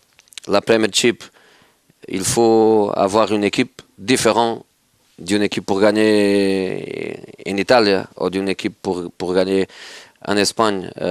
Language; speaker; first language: French; non-native, fluent; Portuguese